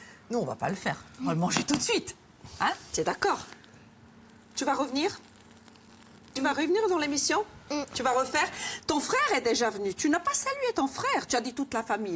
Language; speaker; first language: French; native; French